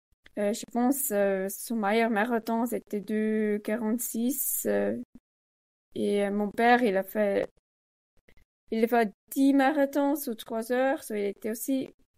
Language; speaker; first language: French; non-native, learner; Swiss German